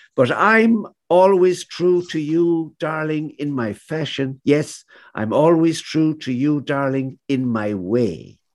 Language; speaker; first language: English; native; English